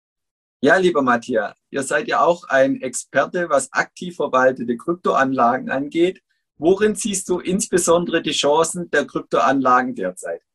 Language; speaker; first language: German; native; German